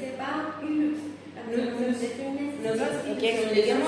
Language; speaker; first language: French; non-native, fluent; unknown